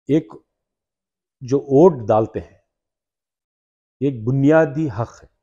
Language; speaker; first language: Hindi; non-native, local second language; Urdu